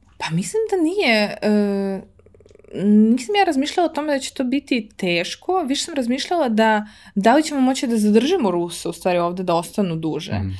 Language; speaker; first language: Serbian; early bilingual, heritage; Serbian